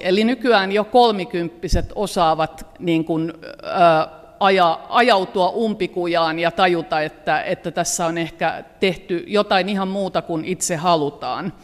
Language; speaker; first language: Finnish; native; Finnish